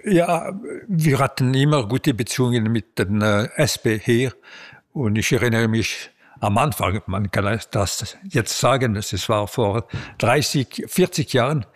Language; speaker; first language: German; non-native, local second language; French